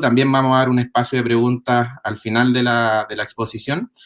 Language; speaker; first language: Spanish; native; Spanish